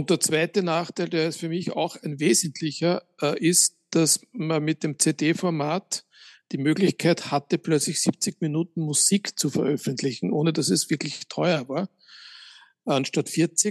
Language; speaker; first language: German; native; German